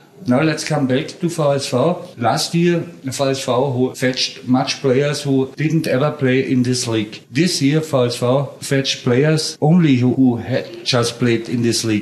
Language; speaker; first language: English; non-native, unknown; German